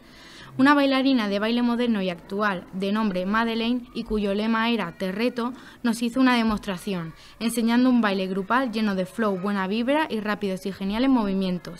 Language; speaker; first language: Spanish; native; Spanish